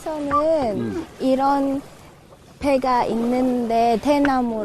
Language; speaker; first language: Korean; non-native, fluent; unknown